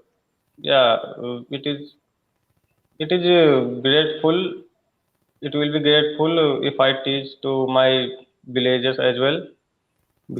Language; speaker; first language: English; non-native, learner; Hindi